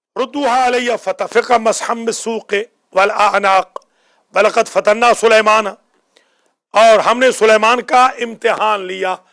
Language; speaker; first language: Urdu; native; Urdu